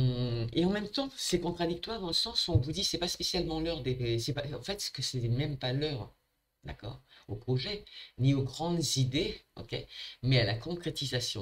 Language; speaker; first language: French; native; French